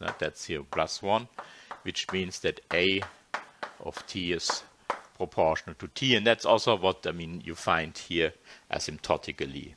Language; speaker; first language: English; non-native, fluent; German